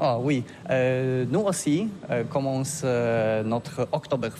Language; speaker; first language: French; non-native, learner; Polish